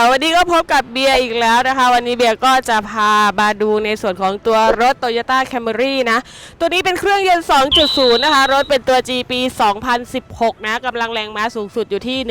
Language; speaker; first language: Thai; native; Thai